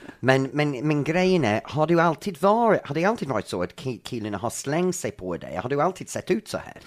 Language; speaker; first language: Swedish; non-native, fluent; English